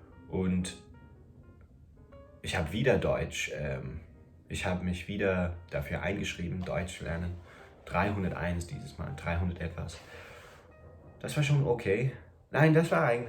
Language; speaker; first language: German; non-native, fluent; English